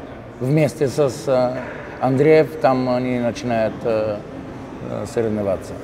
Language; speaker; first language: Russian; non-native, learner; Bulgarian